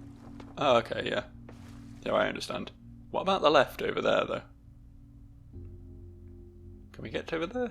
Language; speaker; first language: English; native; English